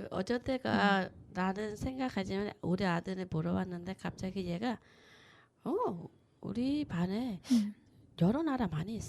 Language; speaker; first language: Korean; non-native, learner; Vietnamese